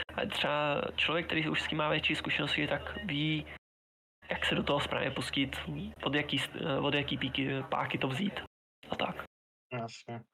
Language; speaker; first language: Czech; native; Czech